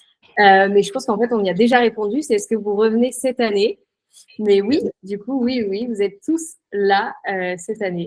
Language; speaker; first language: French; native; French